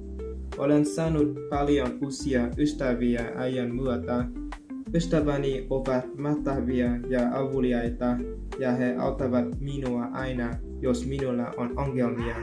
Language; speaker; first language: Finnish; non-native, fluent; Vietnamese